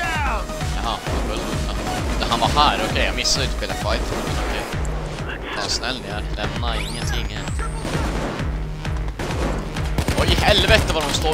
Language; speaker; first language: Swedish; native; Swedish